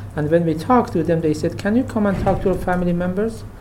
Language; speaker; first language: English; non-native, fluent; Persian